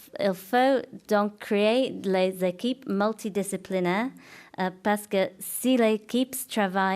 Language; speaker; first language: French; non-native, fluent; English